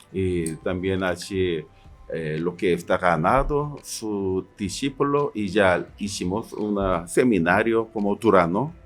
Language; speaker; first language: Spanish; non-native, learner; Korean